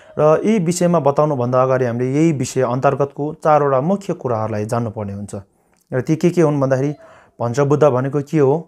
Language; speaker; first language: Nepali; non-native, local second language; Sherpa